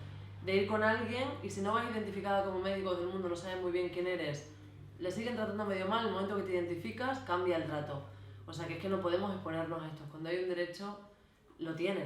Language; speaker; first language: Spanish; native; Spanish